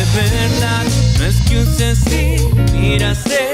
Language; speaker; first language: Spanish; native; Spanish